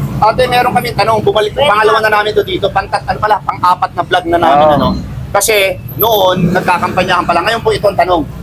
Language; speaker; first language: Filipino; native; Filipino